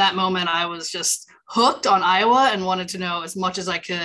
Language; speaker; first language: English; native; English